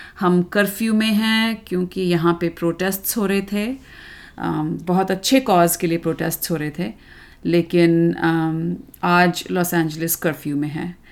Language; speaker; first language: Hindi; native; Hindi